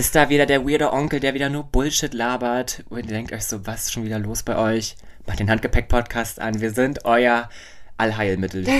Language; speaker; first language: German; native; German